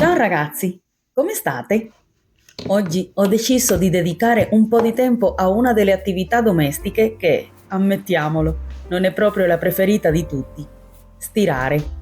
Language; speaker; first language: Italian; non-native, fluent; Spanish